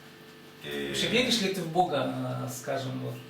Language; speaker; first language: Russian; native; Russian